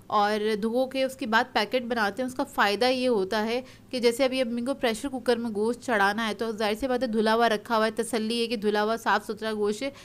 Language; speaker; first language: Urdu; native; Urdu